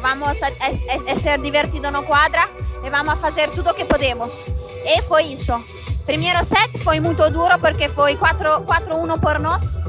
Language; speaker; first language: Portuguese; non-native, learner; Italian